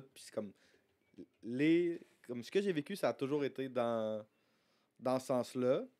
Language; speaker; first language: French; native; French